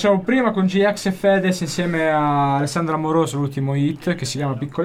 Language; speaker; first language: Italian; native; Italian